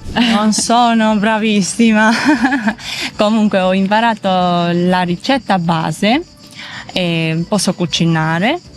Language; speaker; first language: Italian; non-native, fluent; Georgian